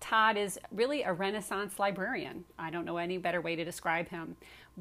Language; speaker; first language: English; native; English